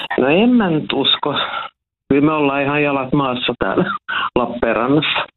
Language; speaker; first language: Finnish; non-native, local second language; Swedish